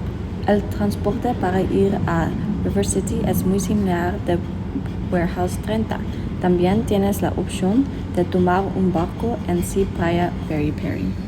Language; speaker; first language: Spanish; non-native, learner; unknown